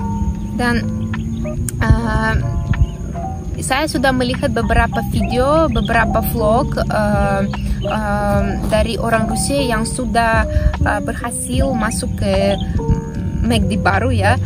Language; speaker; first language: Indonesian; non-native, fluent; Russian